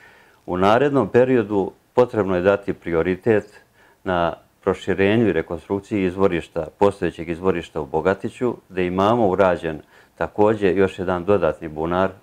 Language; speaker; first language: Serbian; native; Serbian